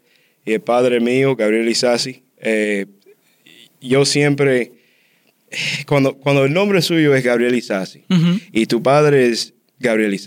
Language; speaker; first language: Spanish; early bilingual, heritage; Spanish